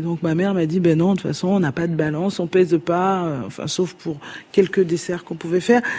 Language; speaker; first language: French; non-native, local second language; Fon